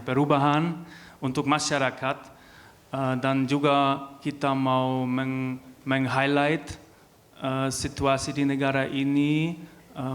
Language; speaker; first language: Indonesian; non-native, learner; German